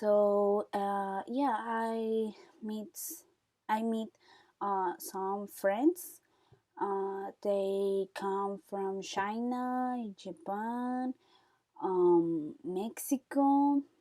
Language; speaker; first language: English; non-native, learner; Spanish